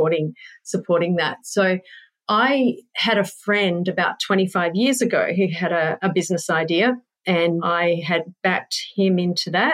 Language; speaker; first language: English; native; English